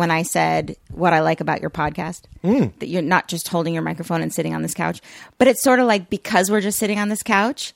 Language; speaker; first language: English; native; English